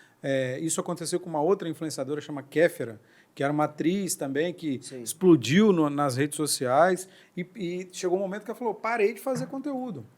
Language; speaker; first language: Portuguese; native; Portuguese